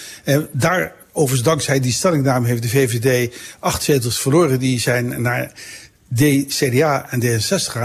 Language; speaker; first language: Dutch; native; Dutch